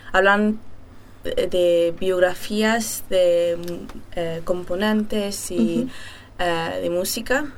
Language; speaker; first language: Spanish; early bilingual, heritage; German